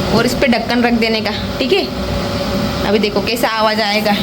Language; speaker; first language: Hindi; non-native, local second language; Marathi